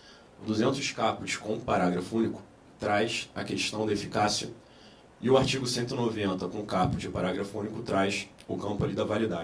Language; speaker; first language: Portuguese; native; Portuguese